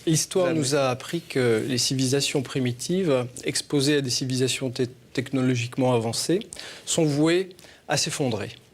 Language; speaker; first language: French; native; French